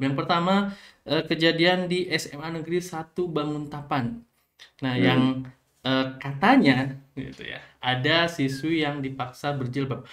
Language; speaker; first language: Indonesian; native; Indonesian